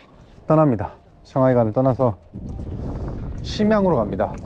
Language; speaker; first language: Korean; native; Korean